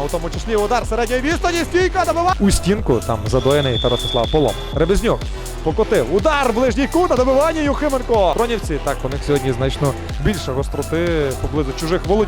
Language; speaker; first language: Ukrainian; native; Ukrainian